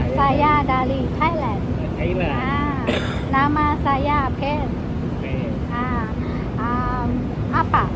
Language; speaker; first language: Indonesian; non-native, learner; Thai